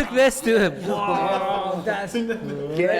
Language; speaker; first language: English; native; English